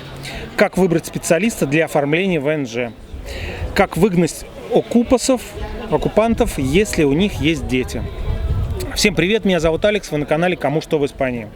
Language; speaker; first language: Russian; native; Russian